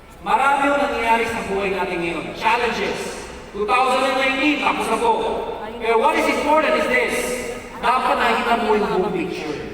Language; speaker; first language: Filipino; native; Filipino